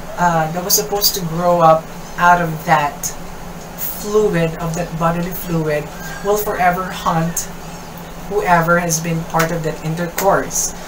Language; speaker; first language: English; non-native, local second language; Kinaray-a